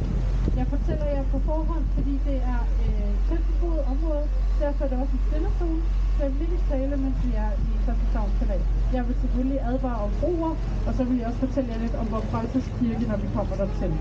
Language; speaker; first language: Danish; native; Danish